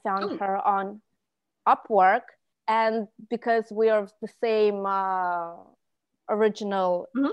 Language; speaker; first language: English; non-native, fluent; Russian